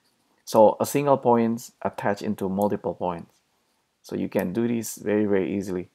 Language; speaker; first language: English; non-native, fluent; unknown